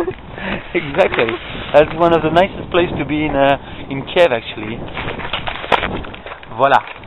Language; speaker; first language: English; non-native, fluent; French